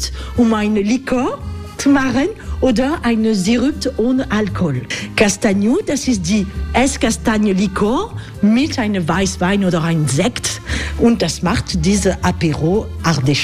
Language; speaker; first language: German; non-native, learner; French